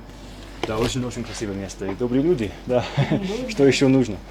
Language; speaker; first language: Russian; non-native, learner; English